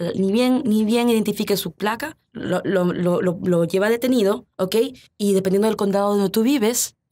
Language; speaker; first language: Spanish; early bilingual, heritage; Spanish